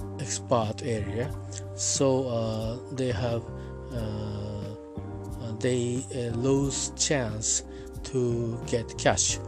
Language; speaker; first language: English; non-native, learner; Japanese